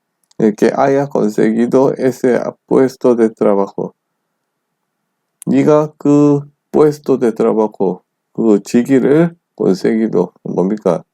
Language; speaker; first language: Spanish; non-native, fluent; Korean